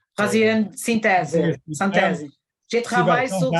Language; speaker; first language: French; non-native, fluent; Portuguese